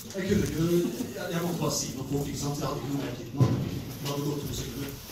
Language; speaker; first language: Norwegian; early bilingual, other home language; Albanian